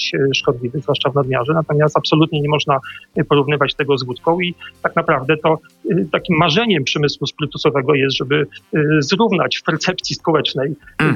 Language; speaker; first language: Polish; native; Polish